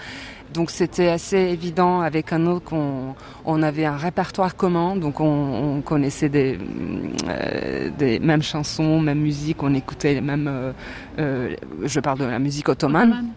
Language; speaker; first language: French; non-native, fluent; Turkish